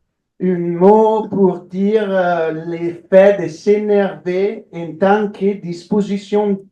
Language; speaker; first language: French; non-native, fluent; Italian